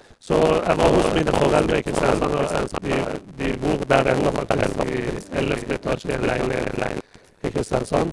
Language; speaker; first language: Norwegian; non-native, fluent; Persian